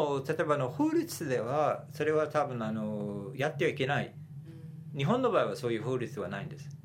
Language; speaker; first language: Japanese; non-native, fluent; English